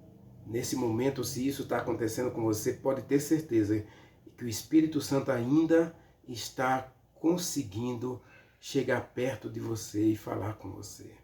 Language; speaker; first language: Portuguese; native; Portuguese